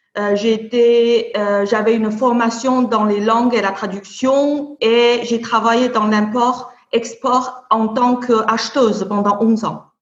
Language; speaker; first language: French; non-native, fluent; Chinese